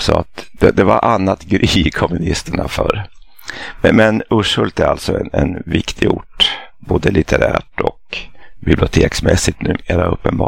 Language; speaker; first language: Swedish; native; Swedish